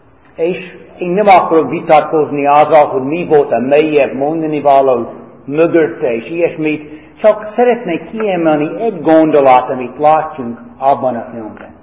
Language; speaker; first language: Hungarian; non-native, fluent; English